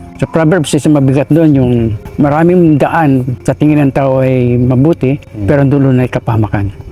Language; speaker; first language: Filipino; native; Filipino